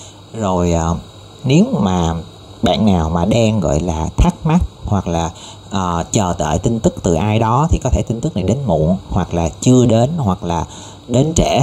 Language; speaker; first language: Vietnamese; native; Vietnamese